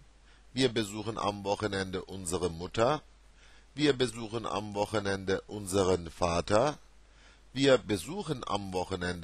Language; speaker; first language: German; non-native, fluent; Turkish